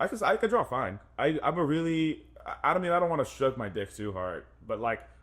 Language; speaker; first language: English; native; English